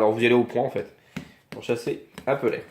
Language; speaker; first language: French; native; French